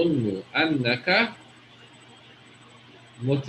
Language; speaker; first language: Arabic; non-native, fluent; English